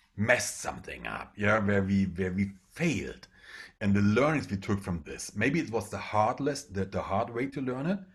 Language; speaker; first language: English; non-native, fluent; German